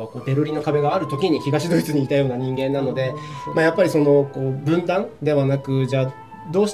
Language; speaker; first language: Japanese; native; Japanese